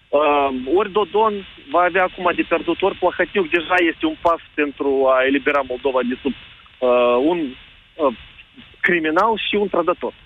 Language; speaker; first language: Romanian; native; Romanian